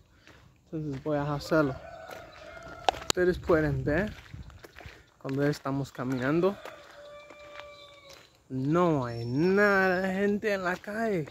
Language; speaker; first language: Spanish; non-native, learner; English